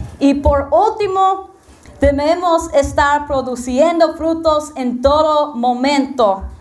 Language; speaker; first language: Spanish; non-native, learner; English